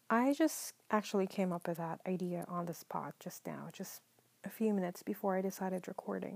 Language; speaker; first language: English; non-native, local second language; Filipino